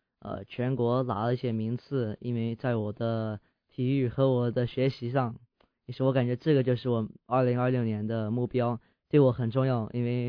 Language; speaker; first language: Chinese; early bilingual, heritage; English